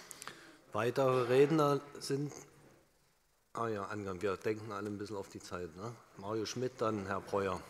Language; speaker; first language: German; native; German